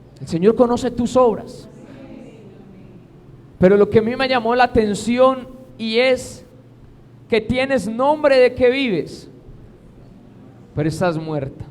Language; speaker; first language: Spanish; native; Spanish